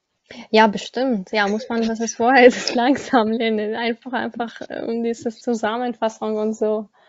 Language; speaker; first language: German; non-native, learner; Arabic